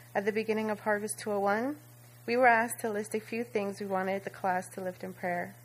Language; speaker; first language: English; non-native, fluent; Spanish